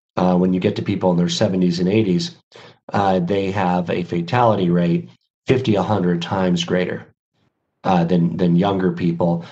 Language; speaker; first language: English; native; English